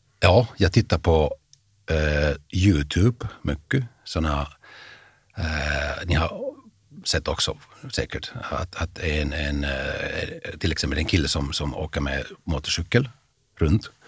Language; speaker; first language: Swedish; non-native, fluent; Finnish